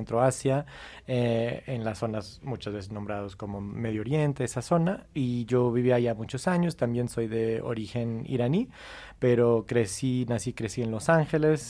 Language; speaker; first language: Spanish; non-native, fluent; English